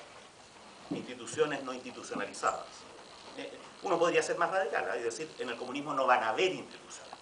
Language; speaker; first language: Spanish; native; Spanish